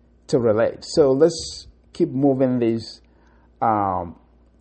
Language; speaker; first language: English; non-native, local second language; Igbo